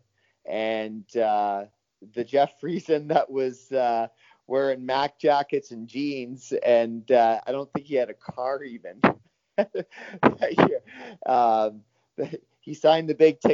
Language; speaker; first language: English; native; English